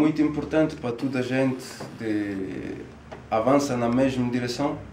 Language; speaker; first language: Spanish; non-native, learner; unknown